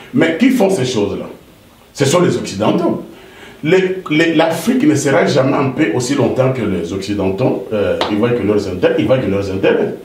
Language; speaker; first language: French; non-native, local second language; Lingala